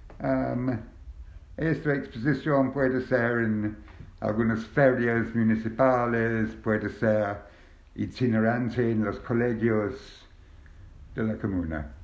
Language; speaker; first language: Spanish; non-native, learner; English